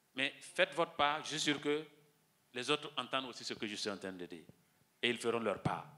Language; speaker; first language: French; non-native, local second language; Mossi